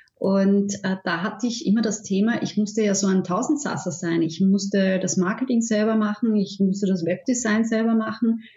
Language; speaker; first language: German; native; German